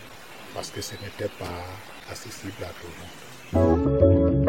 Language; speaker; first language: French; non-native, local second language; Basaa